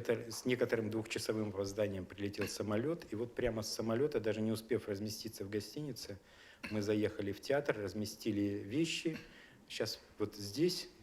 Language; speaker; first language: Russian; native; Russian